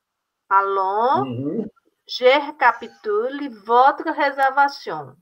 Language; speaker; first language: French; non-native, learner; Portuguese